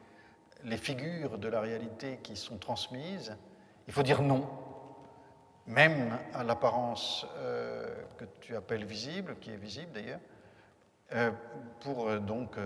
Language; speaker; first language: French; native; French